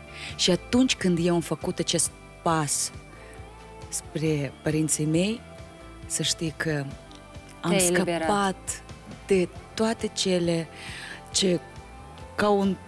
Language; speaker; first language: Romanian; non-native, local second language; Russian